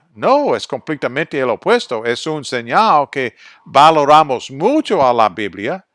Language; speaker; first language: Spanish; non-native, fluent; English